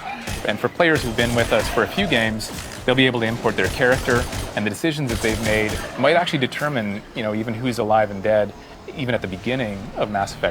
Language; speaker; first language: English; native; English